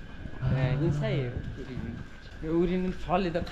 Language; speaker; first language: Korean; non-native, learner; Nepali